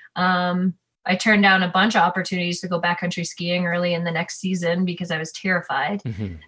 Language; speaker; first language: English; native; English